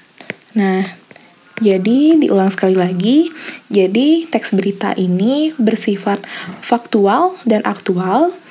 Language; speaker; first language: Indonesian; native; Indonesian